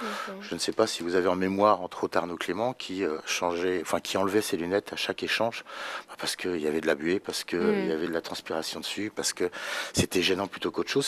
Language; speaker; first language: French; native; French